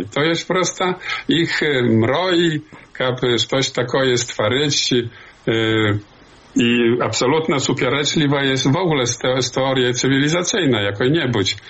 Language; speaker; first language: Polish; non-native, learner; Belarusian